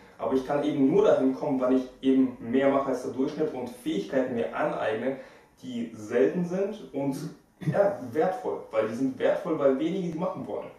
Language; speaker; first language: German; early bilingual, other home language; Russian